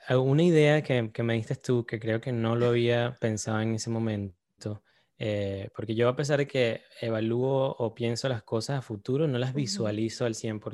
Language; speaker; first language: Spanish; native; Spanish